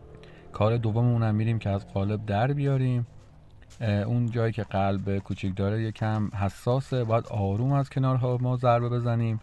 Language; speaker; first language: Persian; native; Persian